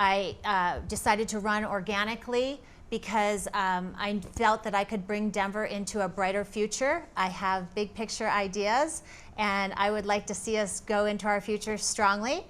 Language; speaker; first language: English; native; English